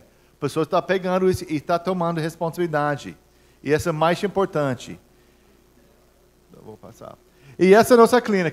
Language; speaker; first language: Portuguese; non-native, fluent; English